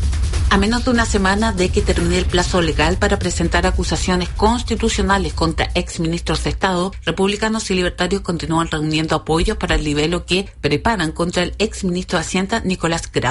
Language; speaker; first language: Spanish; native; Spanish